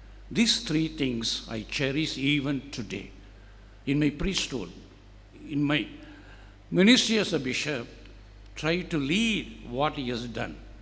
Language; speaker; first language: English; non-native, local second language; Tamil